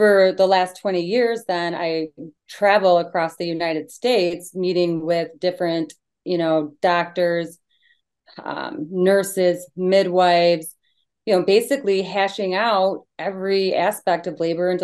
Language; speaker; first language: English; native; English